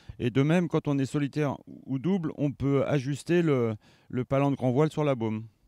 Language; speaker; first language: French; native; French